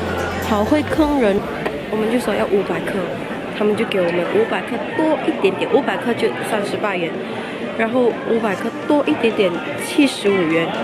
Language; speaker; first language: Chinese; early bilingual, heritage; Cantonese